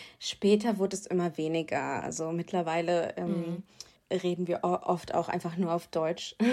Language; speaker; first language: German; native; German